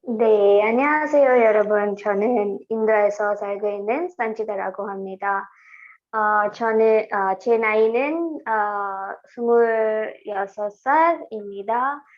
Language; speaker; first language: Korean; non-native, learner; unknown